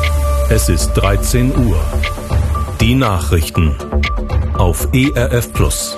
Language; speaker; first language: German; native; German